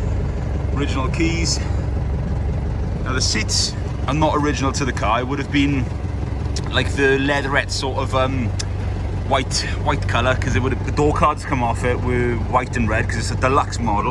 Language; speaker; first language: English; native; English